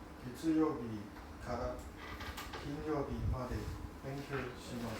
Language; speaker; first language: Japanese; non-native, learner; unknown